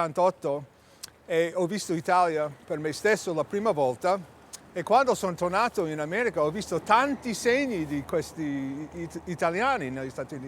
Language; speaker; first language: Italian; early bilingual, heritage; English